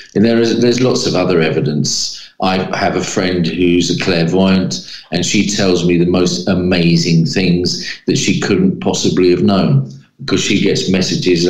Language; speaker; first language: English; native; English